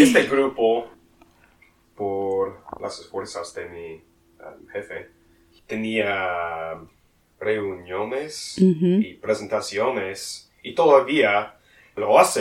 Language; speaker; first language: Spanish; non-native, learner; English